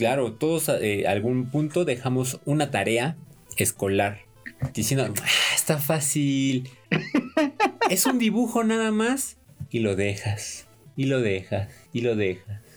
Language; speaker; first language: Spanish; native; Spanish